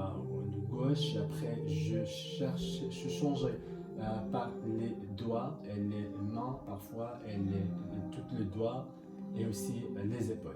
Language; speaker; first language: French; non-native, learner; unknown